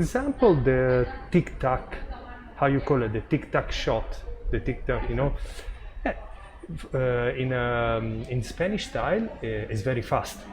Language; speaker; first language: English; non-native, fluent; Italian